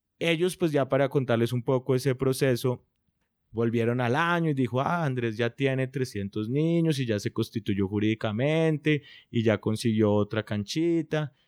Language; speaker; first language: Spanish; native; Spanish